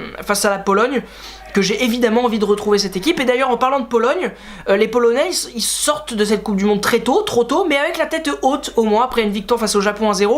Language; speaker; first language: French; native; French